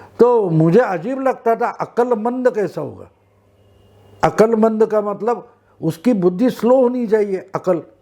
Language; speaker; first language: Hindi; non-native, local second language; Marathi